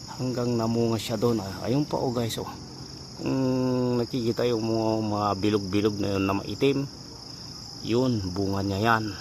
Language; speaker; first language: Filipino; non-native, local second language; Iloko